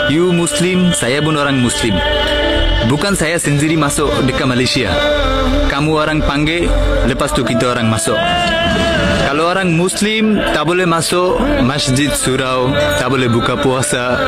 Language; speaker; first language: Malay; non-native, learner; Bangla